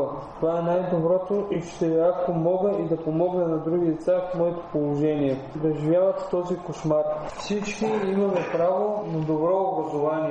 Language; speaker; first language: Bulgarian; native; Bulgarian